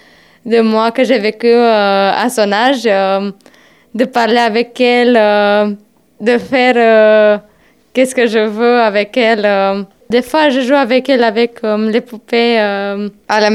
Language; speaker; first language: French; non-native, fluent; Romanian